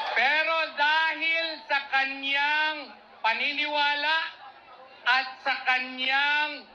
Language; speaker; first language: Filipino; non-native, local second language; Cebuano